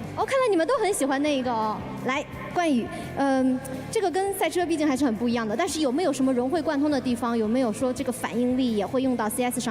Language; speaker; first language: Chinese; native; Chinese